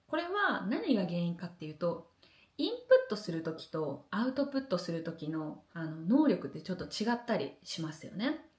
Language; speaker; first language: Japanese; native; Japanese